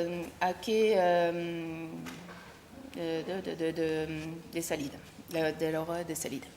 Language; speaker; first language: Spanish; non-native, learner; French